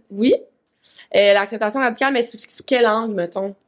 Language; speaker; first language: French; native; French